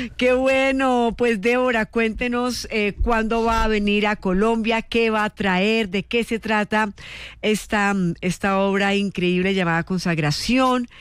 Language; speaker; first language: Spanish; native; Spanish